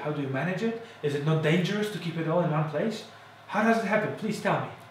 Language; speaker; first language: English; non-native, fluent; Polish